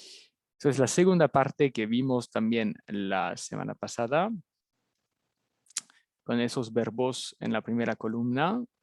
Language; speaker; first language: Spanish; non-native, fluent; French